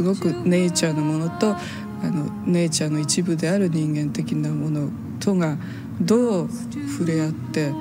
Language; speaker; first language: Japanese; native; Japanese